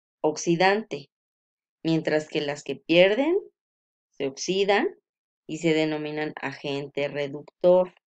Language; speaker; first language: Spanish; native; Spanish